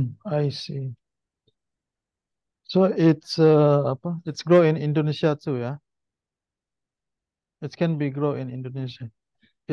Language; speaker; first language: English; non-native, learner; Indonesian